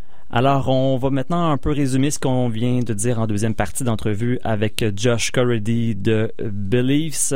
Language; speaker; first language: French; native; French